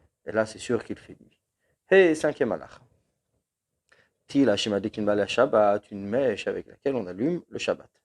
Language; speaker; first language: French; native; French